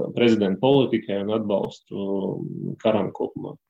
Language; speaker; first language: Latvian; native; Latvian